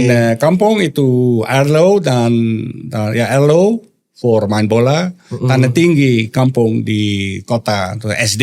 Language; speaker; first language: Indonesian; non-native, learner; Dutch